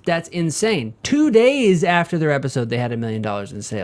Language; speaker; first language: English; native; English